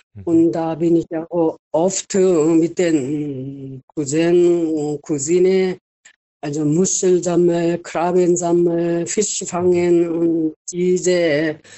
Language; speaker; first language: German; non-native, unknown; Korean